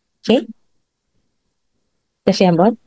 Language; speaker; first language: Korean; non-native, fluent; Filipino